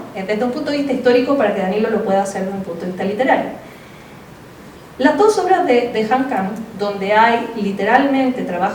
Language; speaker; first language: Spanish; native; Spanish